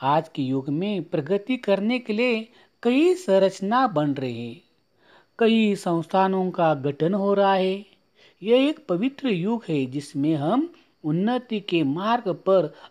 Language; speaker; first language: Hindi; non-native, local second language; Marathi